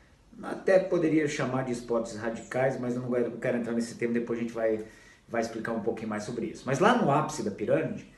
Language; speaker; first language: Portuguese; native; Portuguese